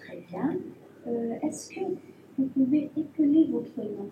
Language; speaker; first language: French; non-native, fluent; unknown